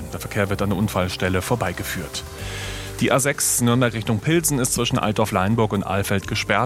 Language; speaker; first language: German; native; German